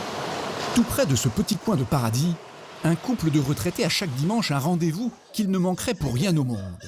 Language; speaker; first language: French; native; French